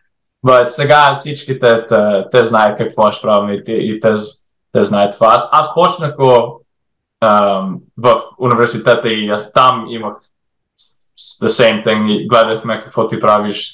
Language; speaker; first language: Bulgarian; early bilingual, heritage; English